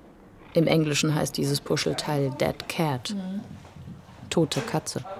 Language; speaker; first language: German; native; German